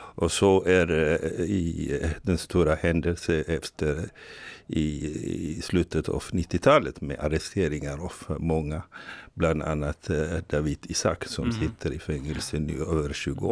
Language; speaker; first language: Swedish; non-native, fluent; Tigrinya